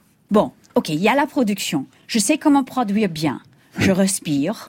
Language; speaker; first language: French; non-native, fluent; English